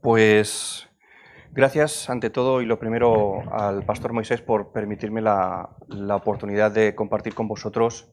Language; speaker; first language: Spanish; native; Spanish